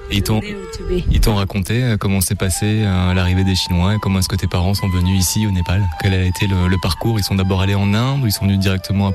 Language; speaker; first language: French; native; French